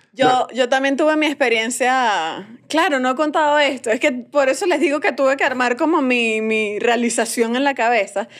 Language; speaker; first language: Spanish; native; Spanish